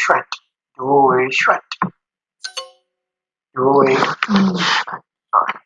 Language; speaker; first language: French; non-native, learner; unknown